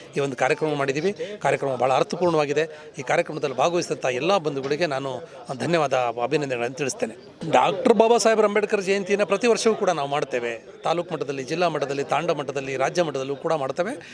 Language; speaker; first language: Kannada; non-native, local second language; Lambadi